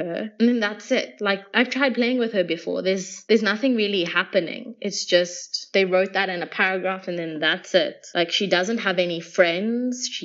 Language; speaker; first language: English; native; English